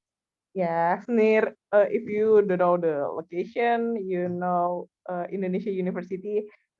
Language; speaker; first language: English; non-native, learner; Indonesian